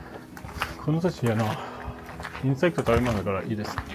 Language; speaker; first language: Japanese; non-native, learner; French